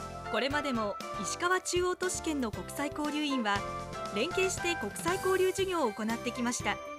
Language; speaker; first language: Japanese; native; Japanese